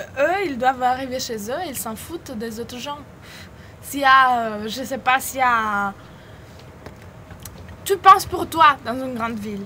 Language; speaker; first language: French; non-native, fluent; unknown